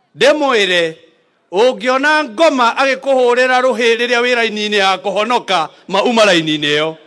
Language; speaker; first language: Swahili; non-native, local second language; Kikuyu